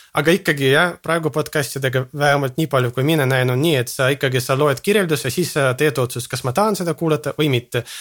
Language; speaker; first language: Estonian; non-native, local second language; Russian